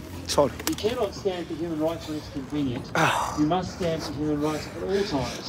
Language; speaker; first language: English; native; English